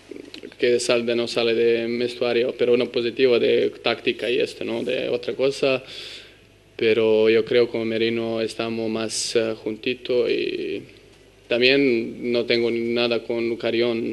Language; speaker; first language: Spanish; non-native, learner; Serbian